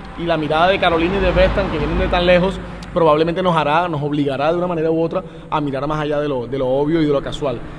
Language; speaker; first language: Spanish; native; Spanish